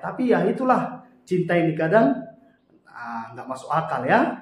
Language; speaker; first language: Indonesian; native; Indonesian